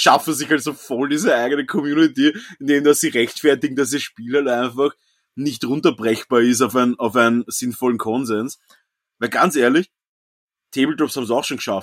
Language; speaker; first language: German; native; German